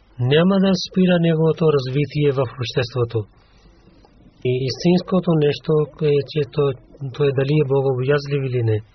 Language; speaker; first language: Bulgarian; non-native, learner; Urdu